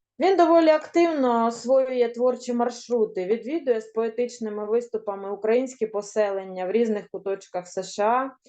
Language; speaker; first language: Ukrainian; native; Ukrainian